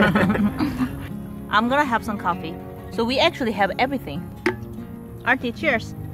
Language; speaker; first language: English; non-native, fluent; Korean